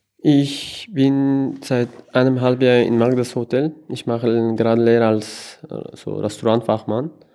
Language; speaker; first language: German; non-native, learner; Persian